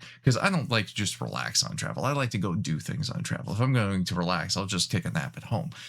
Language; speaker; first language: English; native; English